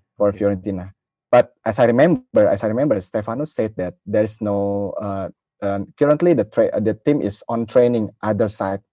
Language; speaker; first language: English; non-native, learner; Indonesian